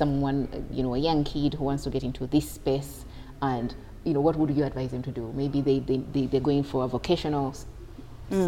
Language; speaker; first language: English; non-native, local second language; Ganda